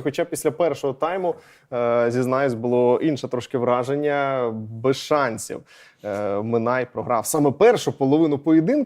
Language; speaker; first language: Ukrainian; native; Ukrainian